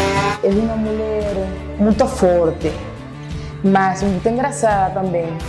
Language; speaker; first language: Portuguese; non-native, learner; Spanish